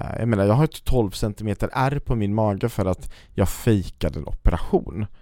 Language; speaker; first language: Swedish; native; Swedish